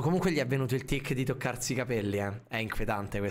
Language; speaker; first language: Italian; native; Italian